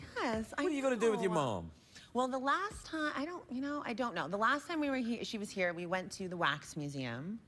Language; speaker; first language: English; native; English